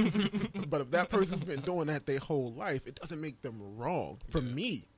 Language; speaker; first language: English; native; English